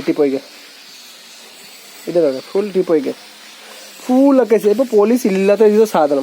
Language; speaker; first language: Malayalam; non-native, learner; Hindi